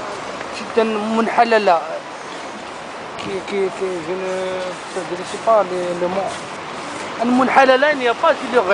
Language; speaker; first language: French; non-native, learner; Arabic